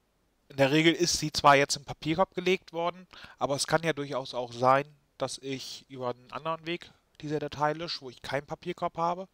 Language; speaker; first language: German; native; German